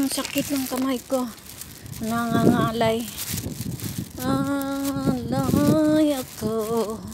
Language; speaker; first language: Filipino; non-native, local second language; Cebuano